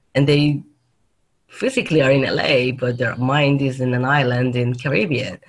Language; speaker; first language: English; non-native, fluent; Persian